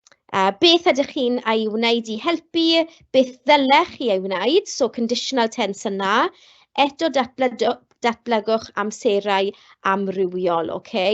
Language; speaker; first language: Welsh; non-native, local second language; English